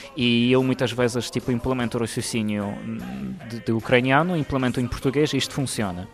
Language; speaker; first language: Portuguese; non-native, fluent; Ukrainian